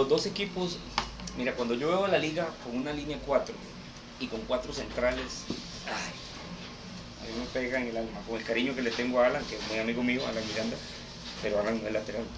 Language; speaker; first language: Spanish; native; Spanish